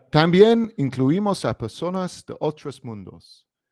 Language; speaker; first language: Spanish; non-native, learner; English